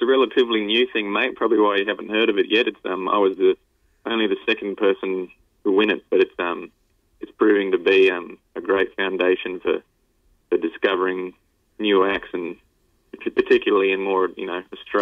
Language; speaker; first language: English; native; English